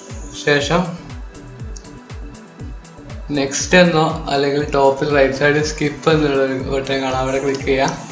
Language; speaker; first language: Malayalam; native; Malayalam